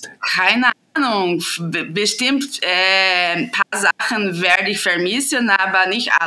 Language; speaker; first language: German; non-native, fluent; Portuguese